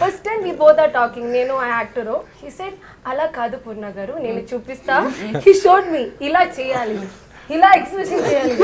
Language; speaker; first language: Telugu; non-native, learner; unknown